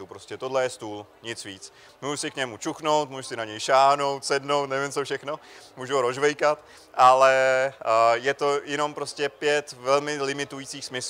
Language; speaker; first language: Czech; native; Czech